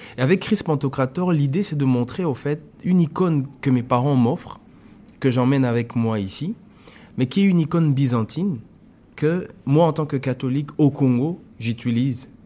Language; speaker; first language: French; non-native, local second language; Lingala